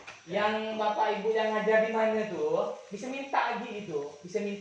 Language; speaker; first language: Malay; native; Malay